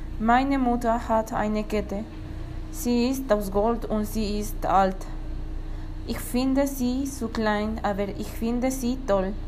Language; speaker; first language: German; non-native, learner; Spanish